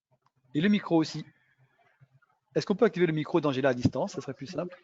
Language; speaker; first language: French; native; French